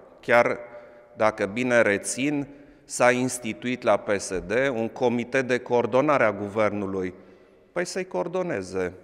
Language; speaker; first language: Romanian; non-native, local second language; German